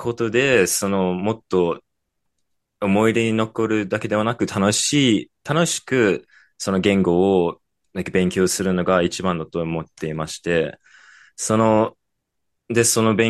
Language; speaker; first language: Japanese; non-native, fluent; English